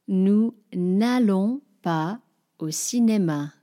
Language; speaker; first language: French; non-native, fluent; English